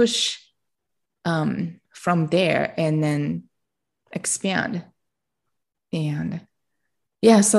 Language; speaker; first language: English; non-native, fluent; Japanese